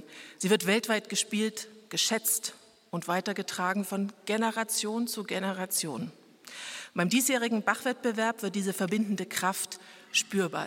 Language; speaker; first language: German; native; German